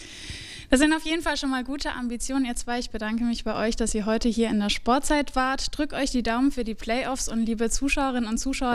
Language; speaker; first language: German; native; German